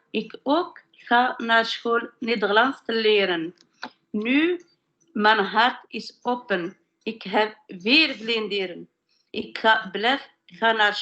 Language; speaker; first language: Dutch; non-native, learner; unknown